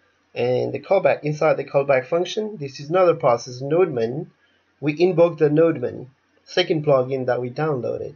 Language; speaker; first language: English; non-native, fluent; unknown